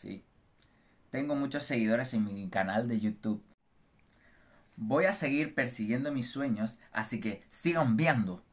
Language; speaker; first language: Spanish; non-native, learner; English